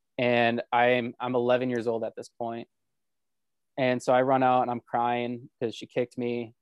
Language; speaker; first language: English; native; English